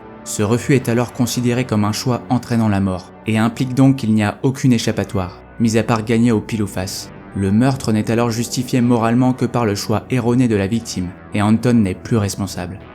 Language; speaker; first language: French; native; French